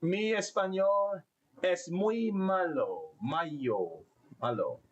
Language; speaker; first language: Spanish; non-native, learner; English